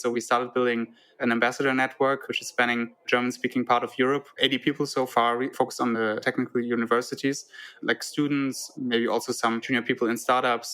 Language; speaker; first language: English; non-native, fluent; German